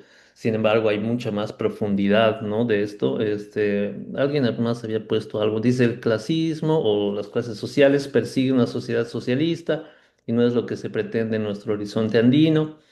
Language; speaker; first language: Spanish; native; Spanish